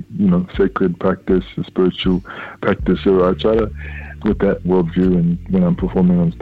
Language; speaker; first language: English; native; English